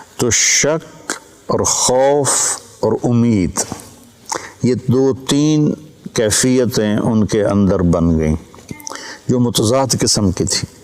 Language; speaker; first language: Urdu; non-native, local second language; Punjabi